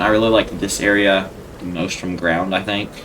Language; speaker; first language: English; native; English